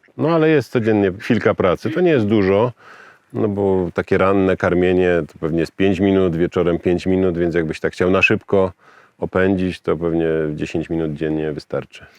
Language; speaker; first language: Polish; native; Polish